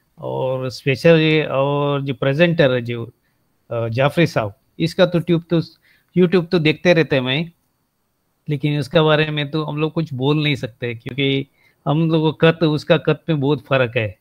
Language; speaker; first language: Hindi; non-native, local second language; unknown